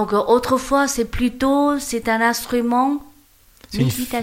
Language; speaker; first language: French; non-native, learner; Chinese